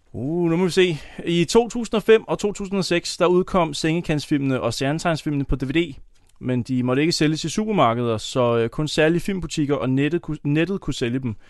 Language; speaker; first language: Danish; native; Danish